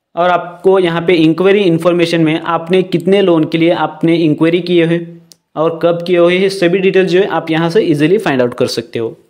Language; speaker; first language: Hindi; non-native, local second language; Marathi